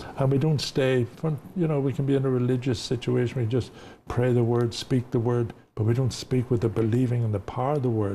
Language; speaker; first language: English; native; English